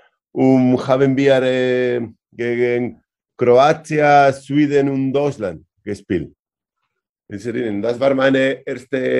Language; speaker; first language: German; non-native, learner; Spanish